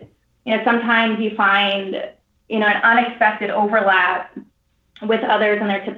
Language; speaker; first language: English; native; English